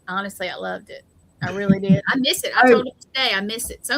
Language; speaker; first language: English; native; English